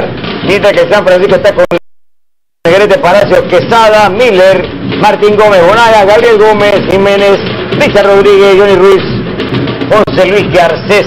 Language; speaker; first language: Spanish; native; Spanish